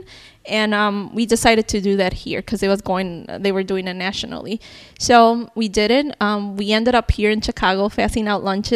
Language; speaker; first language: English; native; English